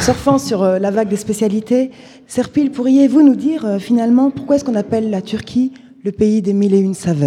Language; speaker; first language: French; native; French